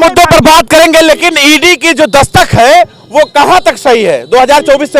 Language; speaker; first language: Hindi; native; Hindi